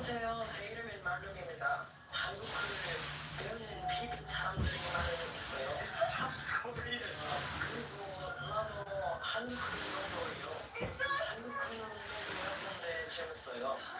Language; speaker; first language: Korean; non-native, learner; Filipino